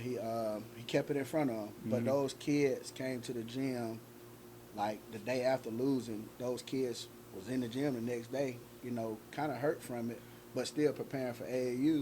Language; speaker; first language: English; native; English